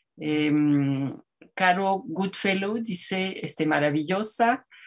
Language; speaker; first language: Spanish; native; Spanish